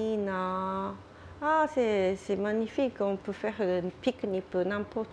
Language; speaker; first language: French; non-native, learner; Japanese